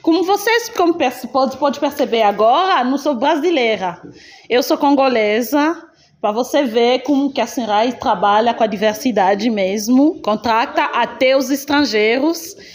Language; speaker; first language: Portuguese; non-native, fluent; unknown